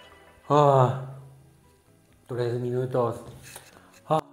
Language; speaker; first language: Spanish; non-native, learner; Japanese